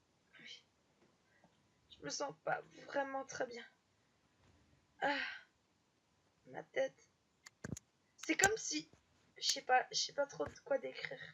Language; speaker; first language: French; native; French